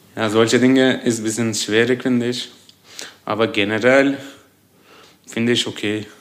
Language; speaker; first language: German; non-native, fluent; Turkish